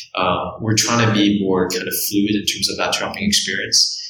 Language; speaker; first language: English; early bilingual, other home language; Korean